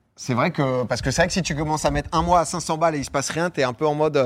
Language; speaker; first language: French; native; French